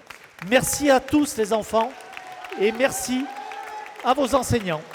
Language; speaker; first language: French; native; French